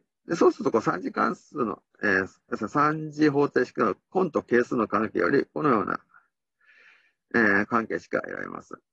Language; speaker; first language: Japanese; native; Japanese